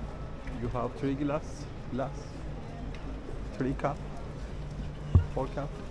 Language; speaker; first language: English; non-native, learner; Persian